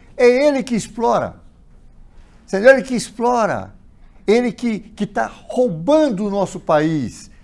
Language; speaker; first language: Portuguese; native; Portuguese